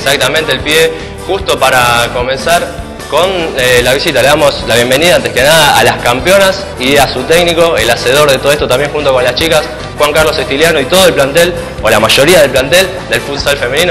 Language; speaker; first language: Spanish; native; Spanish